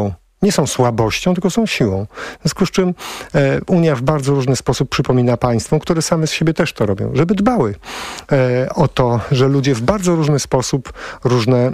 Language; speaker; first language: Polish; native; Polish